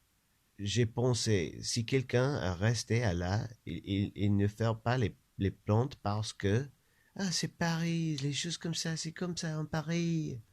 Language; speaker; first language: French; non-native, learner; English